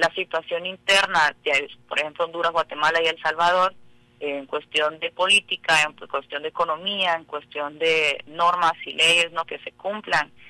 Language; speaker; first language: Spanish; native; Spanish